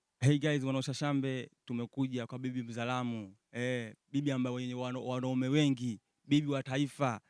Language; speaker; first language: Swahili; native; Swahili